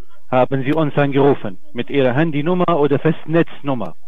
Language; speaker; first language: German; non-native, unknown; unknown